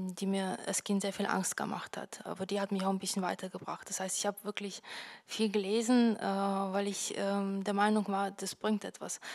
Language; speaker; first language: German; non-native, fluent; Ukrainian